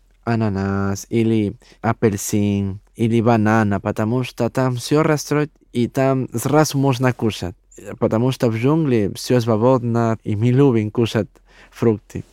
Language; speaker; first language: Russian; non-native, learner; Spanish